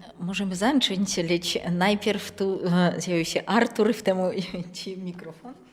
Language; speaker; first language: Polish; non-native, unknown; Belarusian